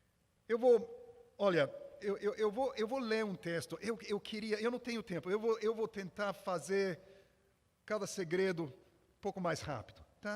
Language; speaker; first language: Portuguese; non-native, fluent; English